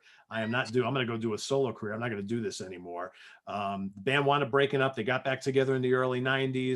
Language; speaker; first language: English; native; English